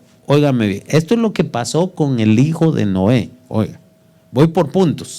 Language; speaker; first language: Spanish; native; Spanish